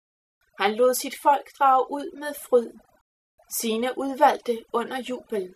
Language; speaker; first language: Danish; native; Danish